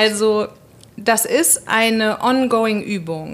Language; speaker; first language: German; native; German